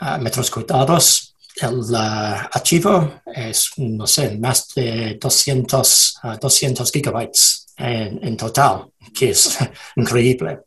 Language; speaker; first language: Spanish; non-native, learner; English